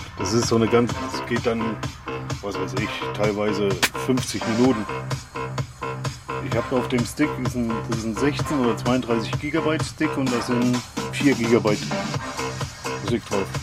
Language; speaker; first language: German; native; German